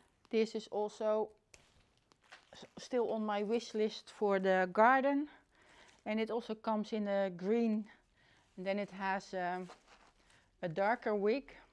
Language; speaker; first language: English; non-native, fluent; Dutch